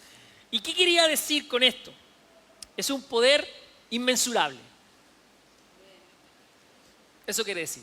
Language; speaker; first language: Spanish; native; Spanish